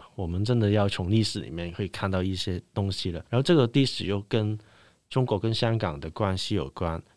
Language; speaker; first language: Chinese; non-native, local second language; Cantonese